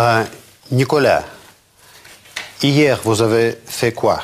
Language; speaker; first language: French; non-native, fluent; Russian